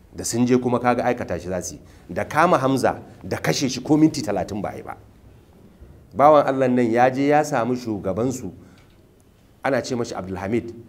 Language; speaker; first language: Hausa; native; Hausa